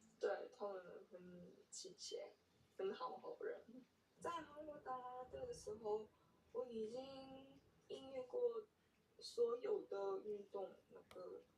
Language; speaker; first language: Chinese; non-native, learner; Korean